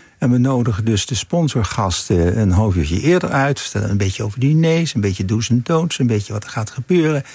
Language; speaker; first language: Dutch; native; Dutch